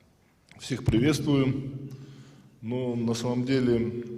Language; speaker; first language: Russian; native; Russian